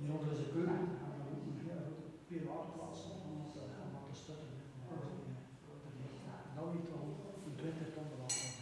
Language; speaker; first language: Dutch; native; Dutch